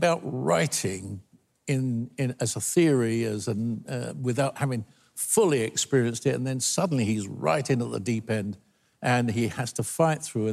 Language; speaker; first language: English; native; English